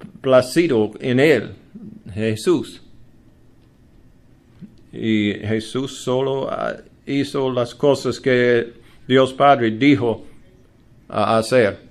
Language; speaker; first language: Spanish; non-native, learner; English